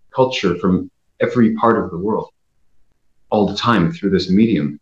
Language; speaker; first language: English; early bilingual, other home language; Persian